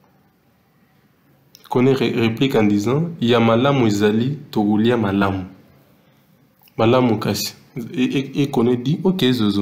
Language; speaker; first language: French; non-native, local second language; Lingala